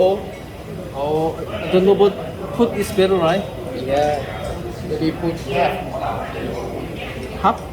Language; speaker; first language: English; non-native, learner; Korean